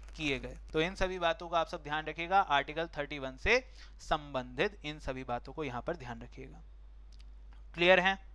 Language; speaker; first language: Hindi; native; Hindi